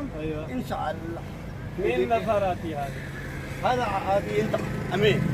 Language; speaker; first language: Arabic; non-native, learner; Saraiki